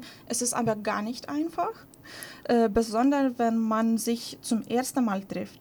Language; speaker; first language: German; non-native, fluent; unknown